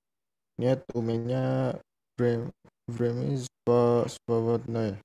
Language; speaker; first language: Russian; non-native, learner; Indonesian